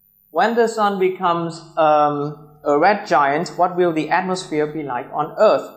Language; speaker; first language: English; non-native, fluent; Vietnamese